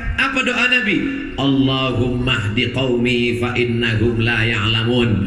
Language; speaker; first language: Indonesian; native; Indonesian